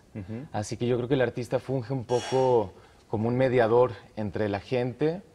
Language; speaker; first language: Spanish; native; Spanish